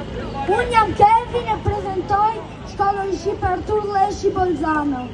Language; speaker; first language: Albanian; early bilingual, heritage; Albanian